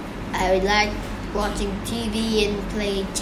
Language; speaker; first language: English; non-native, learner; Vietnamese